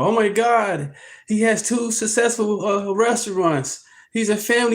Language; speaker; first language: English; native; English